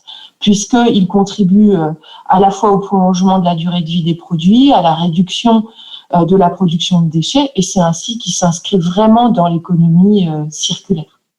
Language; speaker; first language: French; native; French